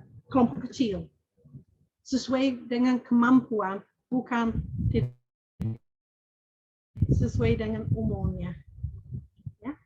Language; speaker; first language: Indonesian; non-native, fluent; English